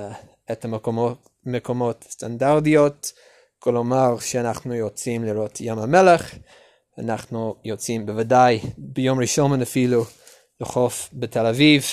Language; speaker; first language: Hebrew; non-native, learner; English